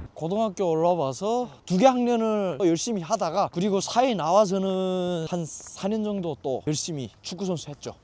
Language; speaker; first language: Korean; native; Korean